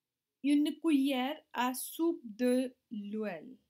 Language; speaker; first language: French; non-native, learner; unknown